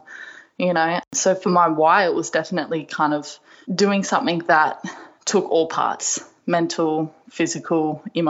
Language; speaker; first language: English; native; English